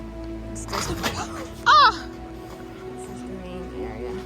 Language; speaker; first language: English; non-native, learner; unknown